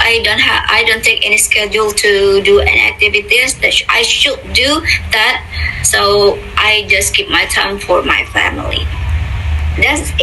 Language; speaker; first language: English; non-native, fluent; Indonesian